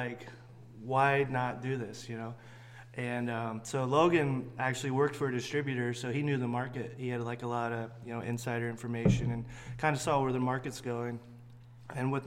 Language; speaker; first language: English; native; English